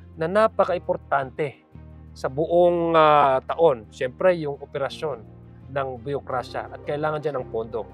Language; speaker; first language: Filipino; non-native, local second language; Maranao